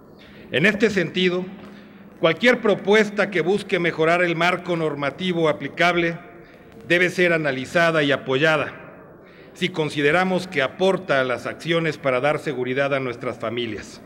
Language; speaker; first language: Spanish; native; Spanish